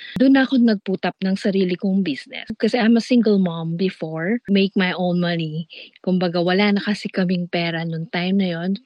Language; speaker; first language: Filipino; non-native, local second language; Pampanga